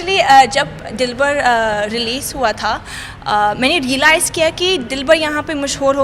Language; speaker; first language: Hindi; non-native, fluent; Arabic